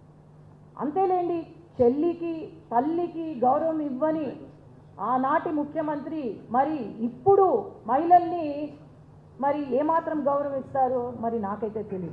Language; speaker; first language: Telugu; native; Telugu